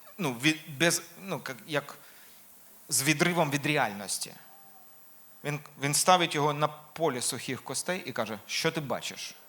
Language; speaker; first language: Ukrainian; non-native, local second language; Russian